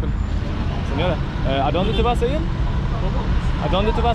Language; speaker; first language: Spanish; non-native, learner; English